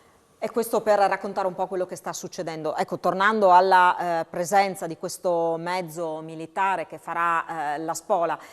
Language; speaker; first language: Italian; native; Italian